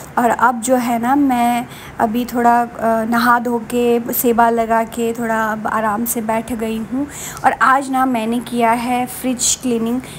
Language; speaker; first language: Hindi; non-native, local second language; Bangla